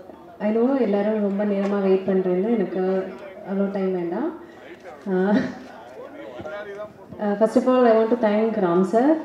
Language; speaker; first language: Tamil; non-native, learner; Malayalam